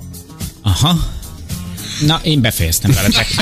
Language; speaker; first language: Hungarian; native; Hungarian